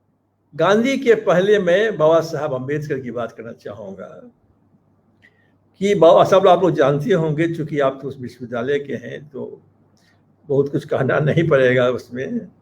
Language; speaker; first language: Hindi; native; Hindi